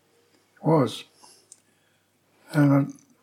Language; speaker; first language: English; native; English